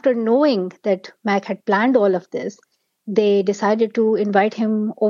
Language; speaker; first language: English; non-native, local second language; Pashto